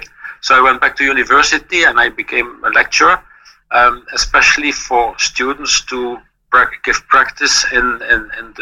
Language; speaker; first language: English; non-native, fluent; Dutch